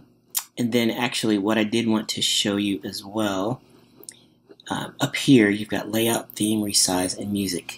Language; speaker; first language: English; native; English